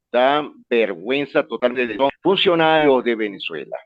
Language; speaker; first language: Spanish; native; Spanish